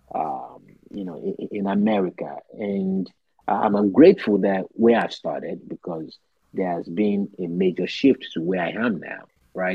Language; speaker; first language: English; non-native, local second language; Yoruba